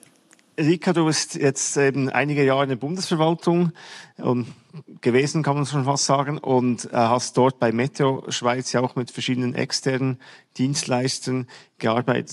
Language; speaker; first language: German; native; German